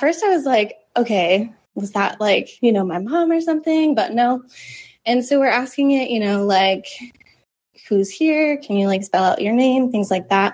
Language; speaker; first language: English; native; English